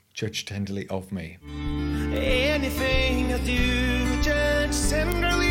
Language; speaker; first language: English; native; English